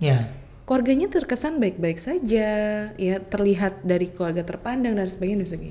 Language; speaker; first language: Indonesian; native; Indonesian